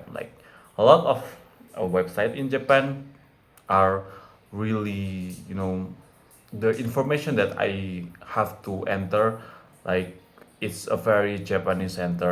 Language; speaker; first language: English; non-native, fluent; Indonesian